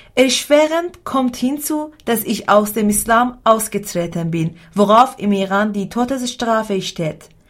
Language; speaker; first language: German; non-native, fluent; Persian